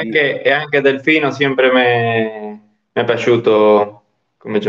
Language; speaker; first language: Italian; non-native, learner; Spanish